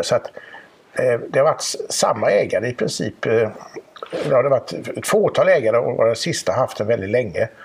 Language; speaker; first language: Swedish; native; Swedish